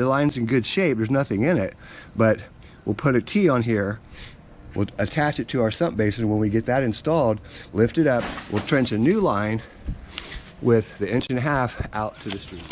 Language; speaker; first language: English; native; English